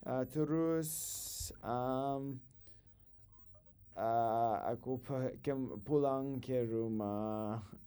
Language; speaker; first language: Indonesian; non-native, learner; English